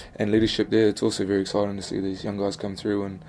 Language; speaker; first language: English; native; English